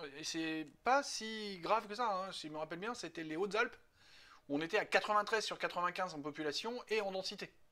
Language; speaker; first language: French; native; French